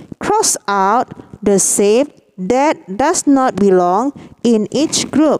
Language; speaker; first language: English; non-native, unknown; Indonesian